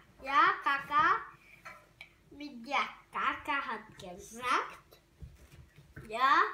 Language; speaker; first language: German; non-native, learner; Hungarian